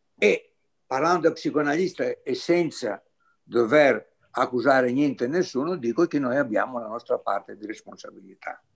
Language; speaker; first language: Italian; non-native, fluent; Greek